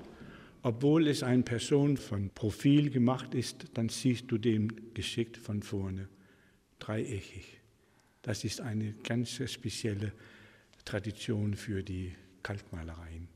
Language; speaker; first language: German; non-native, fluent; Danish